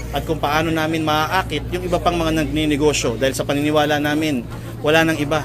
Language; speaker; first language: Filipino; native; Filipino